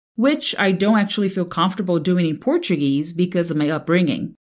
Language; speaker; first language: English; non-native, fluent; Portuguese